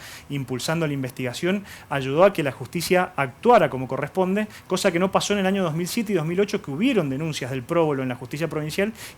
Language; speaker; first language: Spanish; native; Spanish